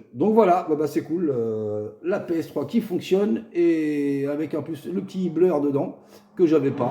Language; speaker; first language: French; native; French